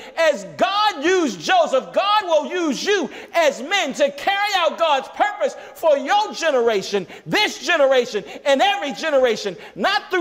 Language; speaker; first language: English; native; English